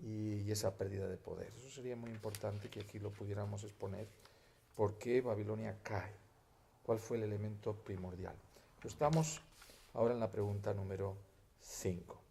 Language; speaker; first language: Spanish; native; Spanish